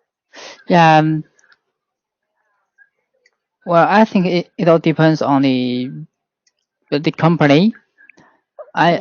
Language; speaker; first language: English; non-native, learner; Chinese